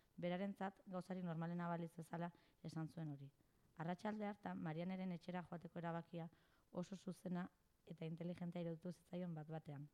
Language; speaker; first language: Basque; native; Basque